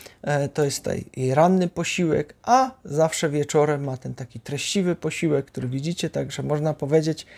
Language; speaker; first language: Polish; native; Polish